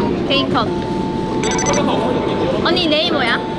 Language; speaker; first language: Korean; non-native, fluent; Chinese